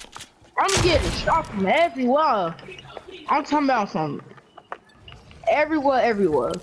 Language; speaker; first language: English; native; English